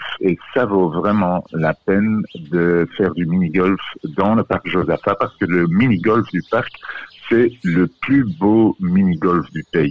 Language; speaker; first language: French; non-native, local second language; Dutch